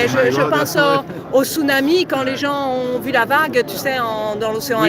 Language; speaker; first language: French; native; French